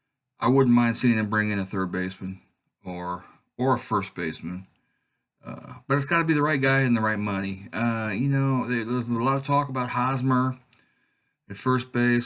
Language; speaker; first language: English; native; English